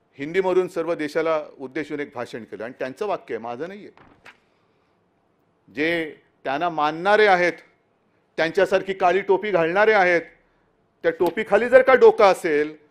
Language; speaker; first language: Marathi; native; Marathi